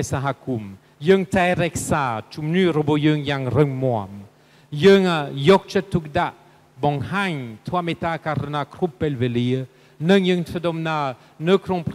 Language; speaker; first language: Khmer; non-native, fluent; French